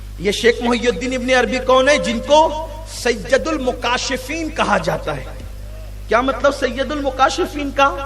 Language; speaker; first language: Urdu; native; Urdu